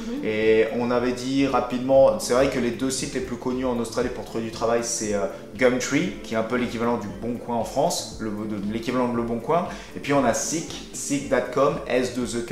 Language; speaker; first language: French; native; French